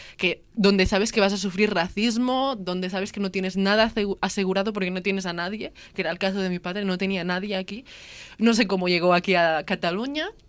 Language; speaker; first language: Spanish; native; Spanish